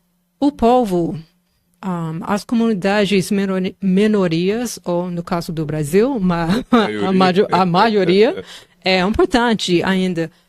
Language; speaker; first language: Portuguese; non-native, fluent; English